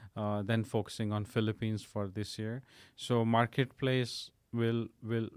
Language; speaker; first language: English; non-native, local second language; Punjabi